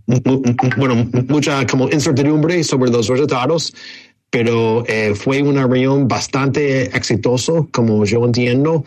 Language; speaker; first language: Spanish; non-native, fluent; English